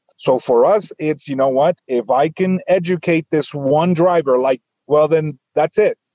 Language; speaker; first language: English; non-native, fluent; Spanish